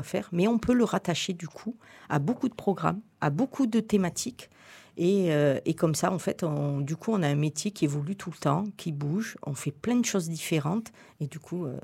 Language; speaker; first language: French; native; French